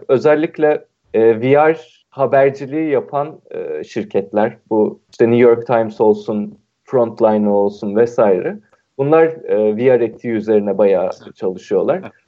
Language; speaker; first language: Turkish; native; Turkish